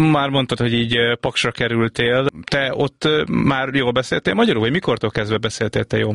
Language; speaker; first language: Hungarian; native; Hungarian